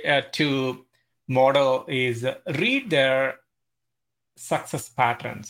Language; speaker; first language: English; non-native, local second language; Telugu